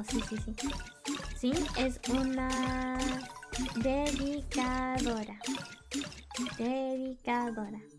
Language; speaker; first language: Spanish; early bilingual, heritage; Spanish